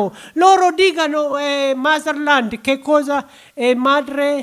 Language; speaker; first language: Italian; non-native, learner; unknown